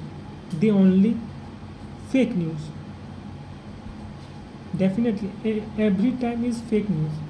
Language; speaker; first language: English; non-native, learner; Hindi